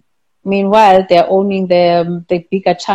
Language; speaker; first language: English; non-native, local second language; Xhosa